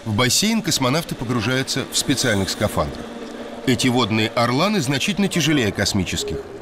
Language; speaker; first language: Russian; native; Russian